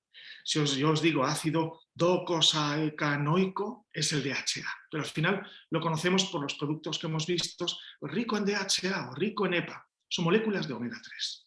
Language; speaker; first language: Spanish; native; Spanish